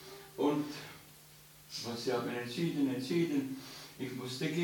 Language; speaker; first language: German; non-native, learner; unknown